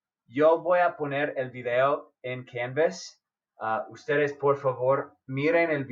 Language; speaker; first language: Spanish; non-native, fluent; English